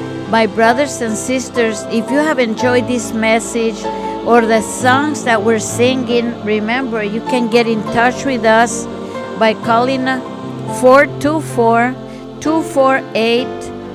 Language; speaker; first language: English; early bilingual, other home language; Spanish